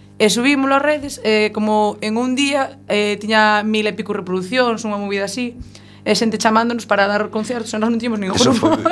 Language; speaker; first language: Galician; native; Galician